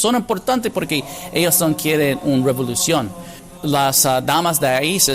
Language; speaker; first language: Spanish; non-native, fluent; English